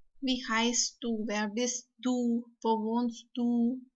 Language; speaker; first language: German; non-native, fluent; Turkish